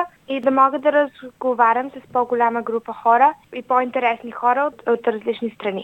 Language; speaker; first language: Bulgarian; early bilingual, heritage; Bulgarian